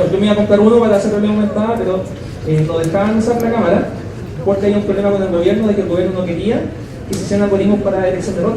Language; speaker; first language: Spanish; native; Spanish